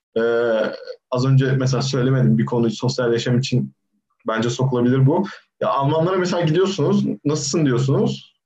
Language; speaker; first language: Turkish; native; Turkish